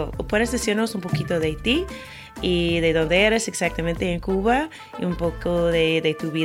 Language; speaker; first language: Spanish; non-native, fluent; English